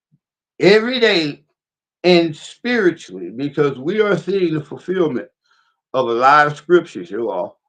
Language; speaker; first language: English; native; English